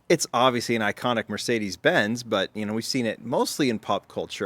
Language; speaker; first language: English; native; English